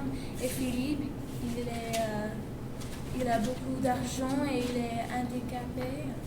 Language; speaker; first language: French; non-native, learner; English